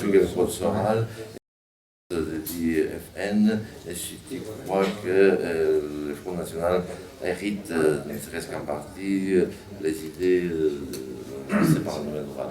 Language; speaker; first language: French; non-native, fluent; Spanish